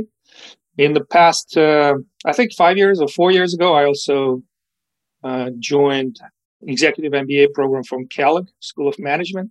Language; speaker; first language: English; non-native, fluent; Ukrainian